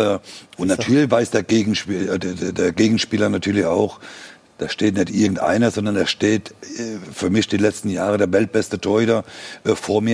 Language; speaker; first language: German; native; German